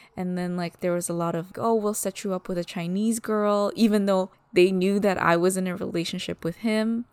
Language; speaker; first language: English; early bilingual, other home language; Malagasy